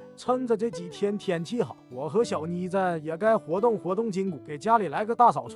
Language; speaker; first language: Chinese; native; Chinese